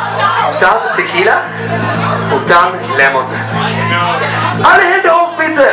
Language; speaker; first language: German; non-native, learner; Swedish